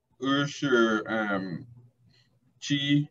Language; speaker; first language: Chinese; non-native, learner; Spanish